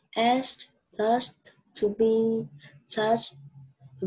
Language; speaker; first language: English; non-native, fluent; Vietnamese